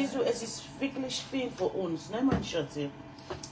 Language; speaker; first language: German; non-native, learner; French